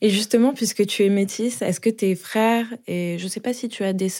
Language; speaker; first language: French; native; French